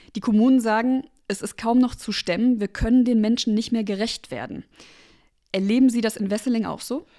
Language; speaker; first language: German; native; German